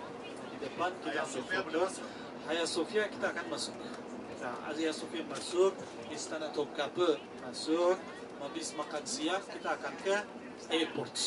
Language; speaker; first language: Indonesian; non-native, fluent; Turkish